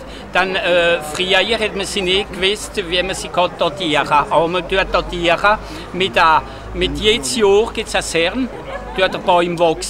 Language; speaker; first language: German; non-native, local second language; French